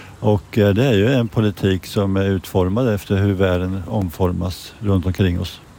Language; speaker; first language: Swedish; native; Swedish